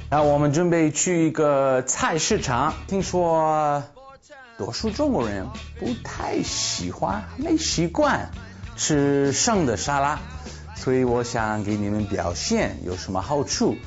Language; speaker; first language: Chinese; non-native, fluent; English